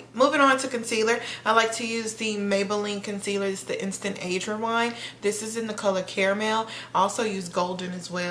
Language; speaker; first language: English; native; English